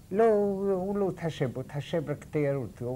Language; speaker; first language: Hebrew; non-native, fluent; Arabic